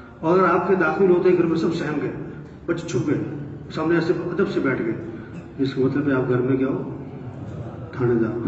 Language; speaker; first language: Urdu; non-native, local second language; Pashto